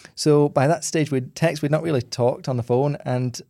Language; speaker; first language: English; native; English